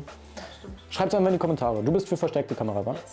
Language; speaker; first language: German; native; German